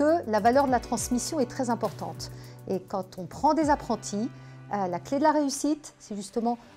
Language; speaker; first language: French; native; French